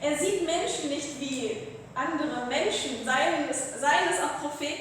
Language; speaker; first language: German; native; German